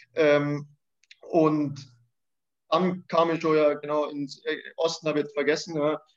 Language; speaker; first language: German; native; German